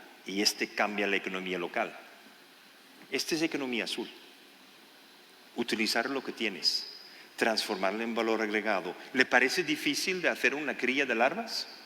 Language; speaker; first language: Spanish; non-native, fluent; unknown